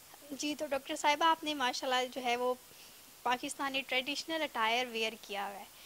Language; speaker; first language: Urdu; native; Urdu